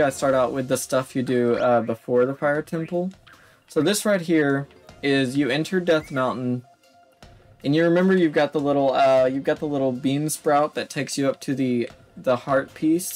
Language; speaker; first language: English; native; English